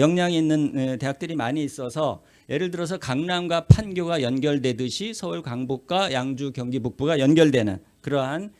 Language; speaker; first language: Korean; native; Korean